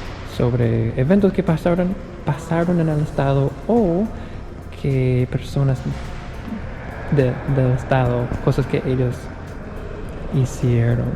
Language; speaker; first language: Spanish; non-native, fluent; English